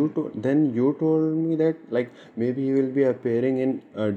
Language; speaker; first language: English; non-native, local second language; Hindi